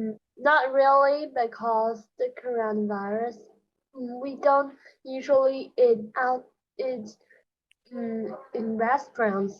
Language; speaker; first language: English; non-native, learner; Chinese